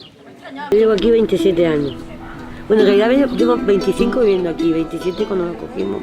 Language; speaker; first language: Spanish; native; Spanish